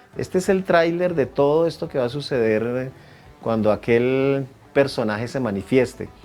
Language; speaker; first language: Spanish; native; Spanish